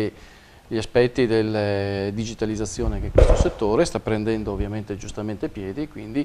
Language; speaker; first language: Italian; native; Italian